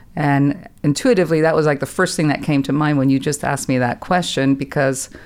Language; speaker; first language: English; non-native, fluent; German